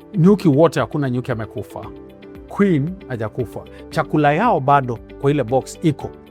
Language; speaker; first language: Swahili; non-native, local second language; Kamba